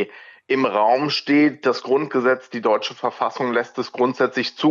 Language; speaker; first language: German; native; German